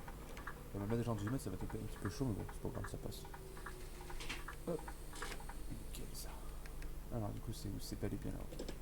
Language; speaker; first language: French; native; French